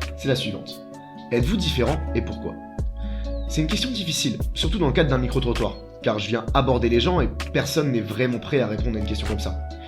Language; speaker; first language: French; native; French